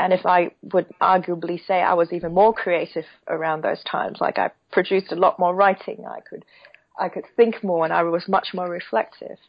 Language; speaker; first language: English; non-native, local second language; Cantonese